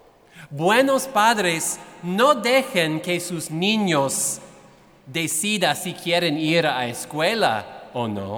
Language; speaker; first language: Spanish; non-native, fluent; English